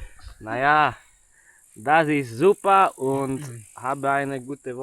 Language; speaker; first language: German; non-native, learner; Slovak